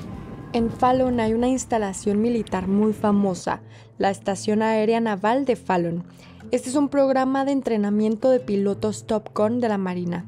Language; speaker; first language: Spanish; native; Spanish